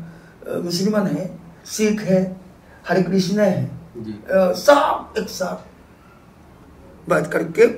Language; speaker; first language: Hindi; non-native, fluent; Japanese